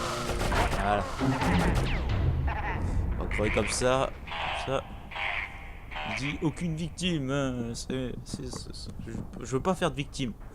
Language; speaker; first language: French; native; French